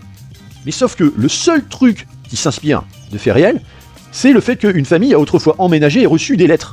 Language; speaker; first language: French; native; French